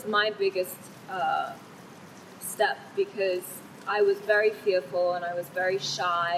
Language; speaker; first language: English; non-native, fluent; Thai